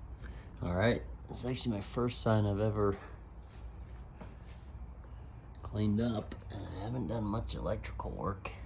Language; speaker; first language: English; native; English